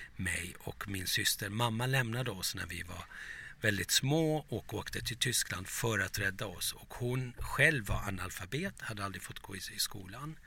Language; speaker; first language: Swedish; early bilingual, other home language; Turoyo